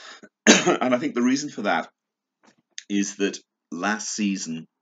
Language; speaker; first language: English; native; English